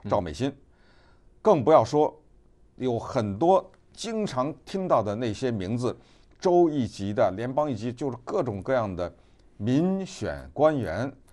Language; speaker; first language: Chinese; native; Chinese